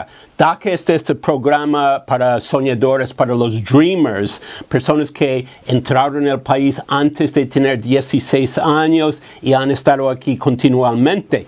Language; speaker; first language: Spanish; non-native, fluent; English